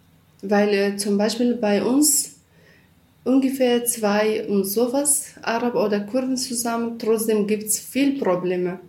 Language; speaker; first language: German; non-native, learner; Kurdish